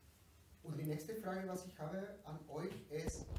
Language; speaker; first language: German; non-native, learner; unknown